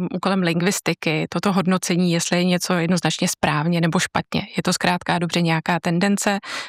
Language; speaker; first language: Czech; native; Czech